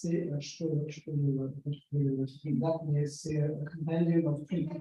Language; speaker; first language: French; native; French